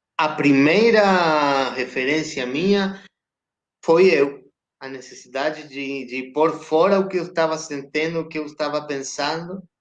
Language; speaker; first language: Portuguese; non-native, fluent; Spanish